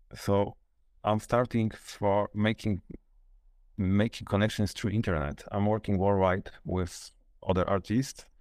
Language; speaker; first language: English; non-native, fluent; Polish